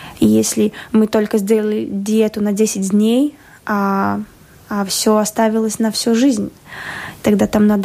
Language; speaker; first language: Russian; non-native, local second language; Latvian